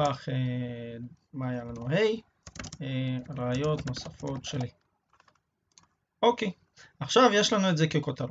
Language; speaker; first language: Hebrew; native; Hebrew